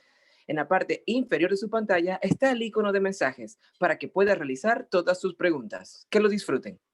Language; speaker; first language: Spanish; native; Spanish